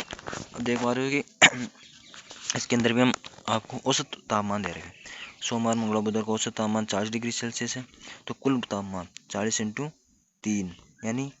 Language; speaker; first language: Hindi; native; Hindi